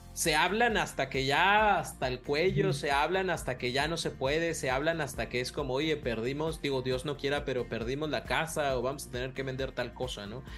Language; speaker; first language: Spanish; native; Spanish